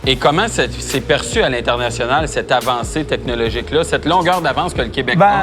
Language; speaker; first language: French; native; French